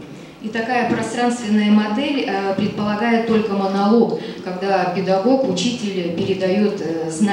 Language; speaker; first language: Russian; native; Russian